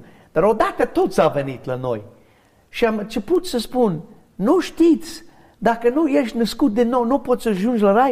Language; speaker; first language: Romanian; non-native, learner; English